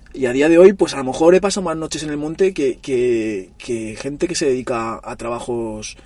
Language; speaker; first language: Spanish; native; Spanish